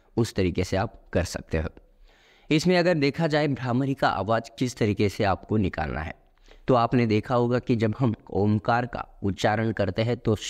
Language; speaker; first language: Hindi; non-native, local second language; Marathi